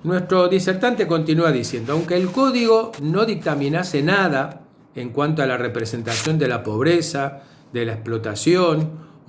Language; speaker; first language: Spanish; native; Spanish